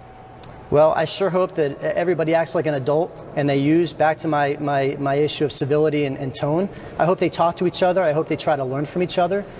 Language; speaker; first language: English; native; English